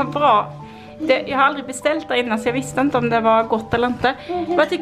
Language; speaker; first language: Swedish; native; Swedish